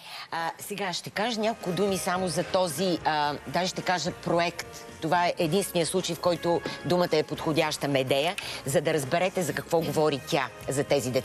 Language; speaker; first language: Bulgarian; native; Bulgarian